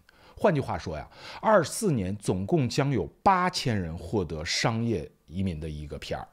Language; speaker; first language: Chinese; native; Chinese